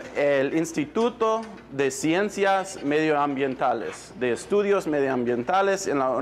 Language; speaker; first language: Spanish; non-native, fluent; English